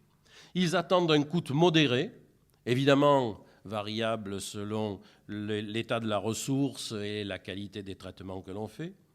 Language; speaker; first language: French; native; French